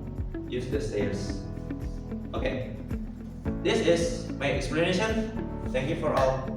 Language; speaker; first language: English; non-native, learner; Indonesian